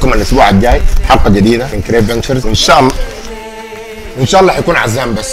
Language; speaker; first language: Arabic; native; Arabic